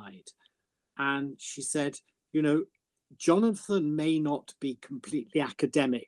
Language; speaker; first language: English; native; English